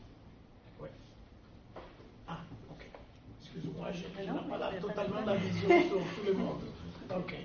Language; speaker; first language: French; non-native, fluent; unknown